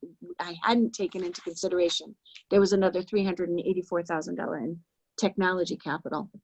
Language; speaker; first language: English; native; English